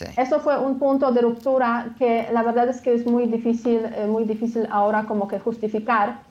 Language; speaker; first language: Spanish; non-native, fluent; Polish